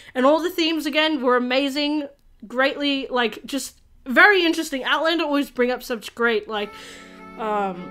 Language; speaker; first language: English; native; English